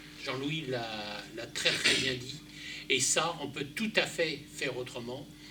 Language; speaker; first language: French; native; French